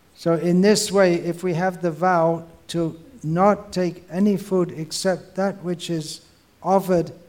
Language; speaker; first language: English; native; English